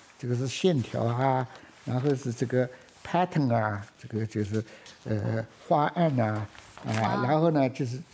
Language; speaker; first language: Chinese; native; Chinese